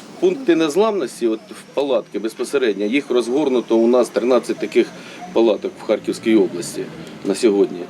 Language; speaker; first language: Ukrainian; native; Ukrainian